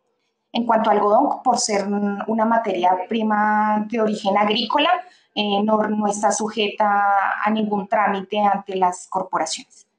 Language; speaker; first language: Spanish; native; Spanish